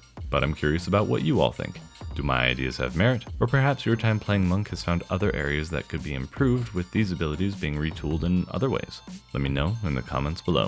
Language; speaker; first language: English; native; English